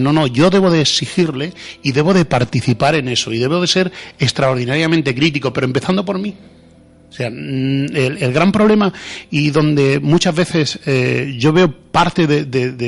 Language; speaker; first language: Spanish; native; Spanish